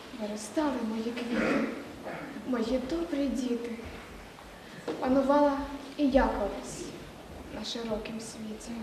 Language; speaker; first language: Ukrainian; native; Ukrainian